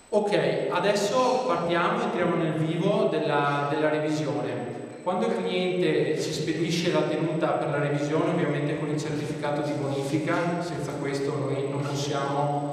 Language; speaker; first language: Italian; native; Italian